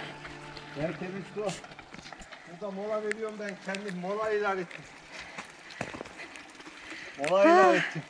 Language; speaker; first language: Turkish; native; Turkish